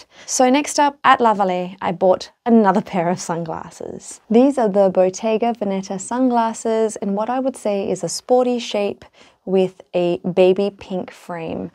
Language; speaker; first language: English; native; English